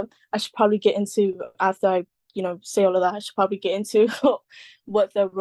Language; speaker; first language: English; native; English